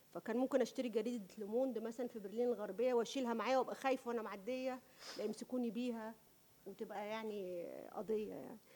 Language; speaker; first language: Arabic; native; Arabic